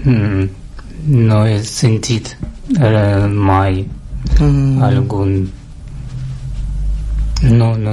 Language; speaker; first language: Catalan; non-native, learner; Russian